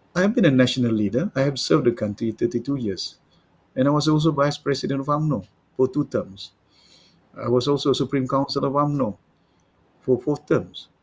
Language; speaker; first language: English; non-native, local second language; Malay